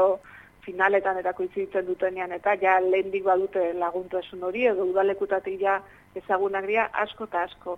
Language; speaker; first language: Basque; native; Basque